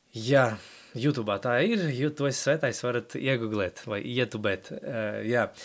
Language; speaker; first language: Latvian; non-native, local second language; Russian